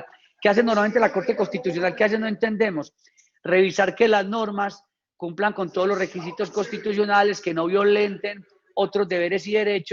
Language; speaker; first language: Spanish; native; Spanish